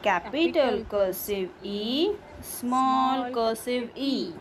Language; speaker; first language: English; non-native, local second language; Hindi